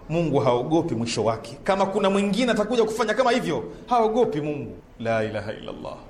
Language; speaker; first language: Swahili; native; Swahili